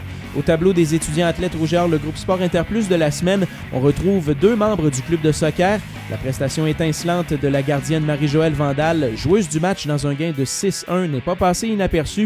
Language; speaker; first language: French; native; French